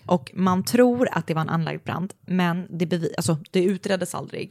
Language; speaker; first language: Swedish; native; Swedish